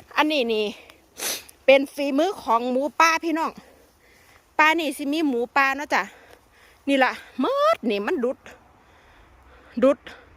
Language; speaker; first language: Thai; native; Thai